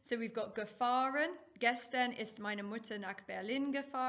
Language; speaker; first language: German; non-native, fluent; English